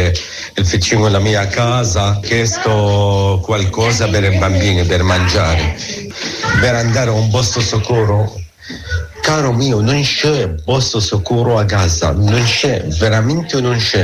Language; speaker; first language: Italian; non-native, learner; Arabic